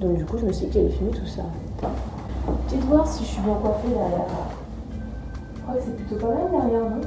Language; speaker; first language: French; native; French